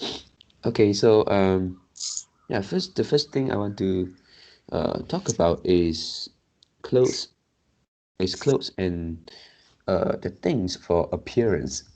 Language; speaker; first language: English; non-native, learner; Chinese